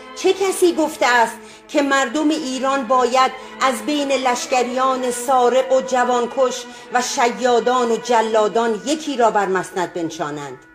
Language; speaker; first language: Persian; native; Persian